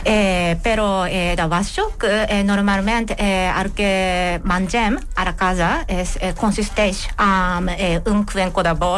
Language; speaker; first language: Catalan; non-native, learner; Japanese